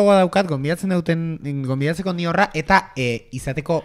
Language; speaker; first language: Basque; native; Basque